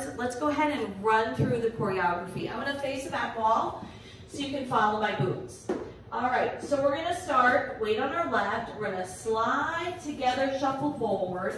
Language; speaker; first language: English; native; English